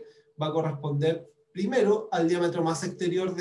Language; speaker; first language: Spanish; native; Spanish